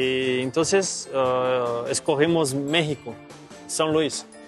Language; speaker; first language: Spanish; non-native, learner; Portuguese